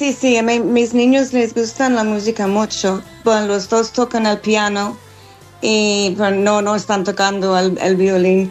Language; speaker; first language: Spanish; non-native, fluent; English